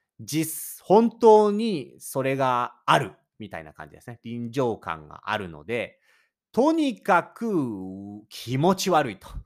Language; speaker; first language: Japanese; native; Japanese